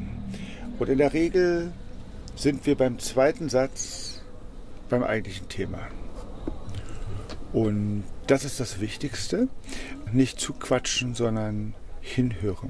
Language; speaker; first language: German; native; German